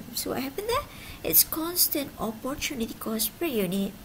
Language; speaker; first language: English; non-native, local second language; Malay